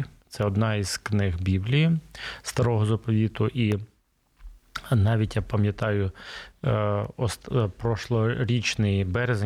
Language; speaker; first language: Ukrainian; non-native, local second language; Russian